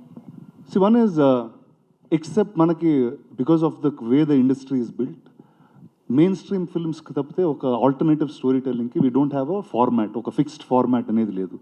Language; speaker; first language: Telugu; native; Telugu